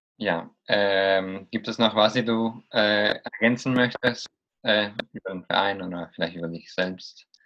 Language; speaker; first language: German; non-native, fluent; Spanish